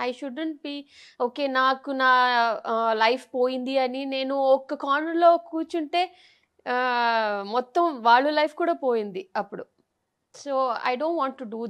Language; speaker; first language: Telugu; non-native, local second language; Tamil